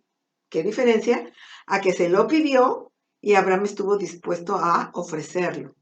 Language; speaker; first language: Spanish; native; Spanish